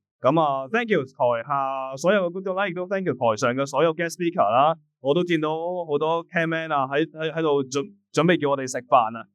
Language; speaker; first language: Cantonese; native; Cantonese